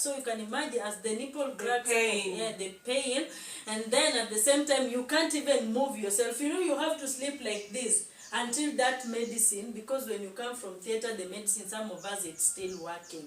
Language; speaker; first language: English; non-native, local second language; Swahili